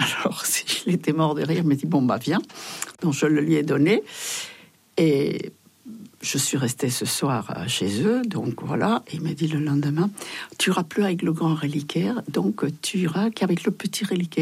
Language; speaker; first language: French; non-native, fluent; Spanish